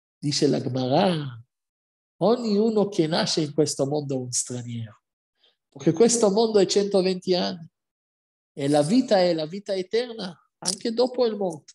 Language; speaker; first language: Italian; non-native, fluent; Hebrew